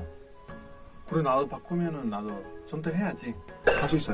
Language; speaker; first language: Korean; non-native, fluent; Spanish